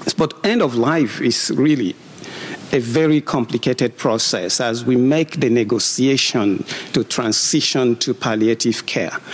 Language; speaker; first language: English; non-native, local second language; Igbo